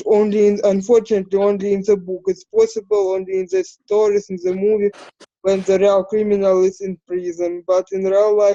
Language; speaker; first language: English; non-native, learner; Ukrainian